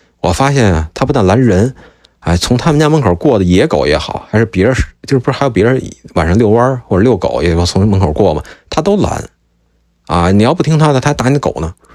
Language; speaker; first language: Chinese; native; Chinese